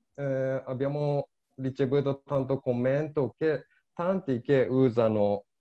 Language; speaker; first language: Italian; non-native, learner; Japanese